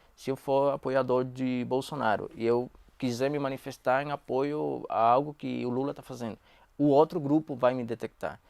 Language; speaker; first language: Portuguese; non-native, fluent; Spanish